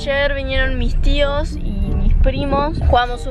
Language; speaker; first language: Spanish; native; Spanish